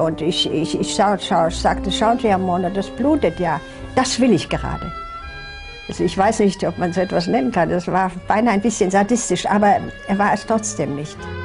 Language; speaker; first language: German; native; German